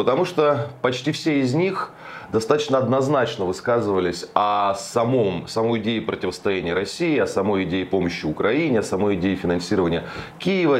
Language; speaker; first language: Russian; native; Russian